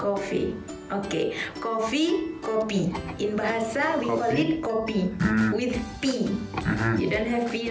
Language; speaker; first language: English; non-native, learner; Indonesian